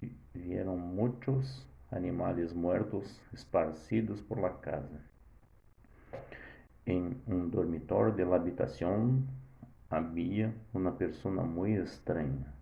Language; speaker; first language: Spanish; non-native, learner; Portuguese